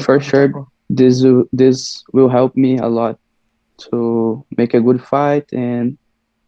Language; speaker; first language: English; non-native, learner; Portuguese